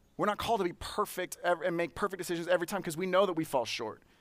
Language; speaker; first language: English; native; English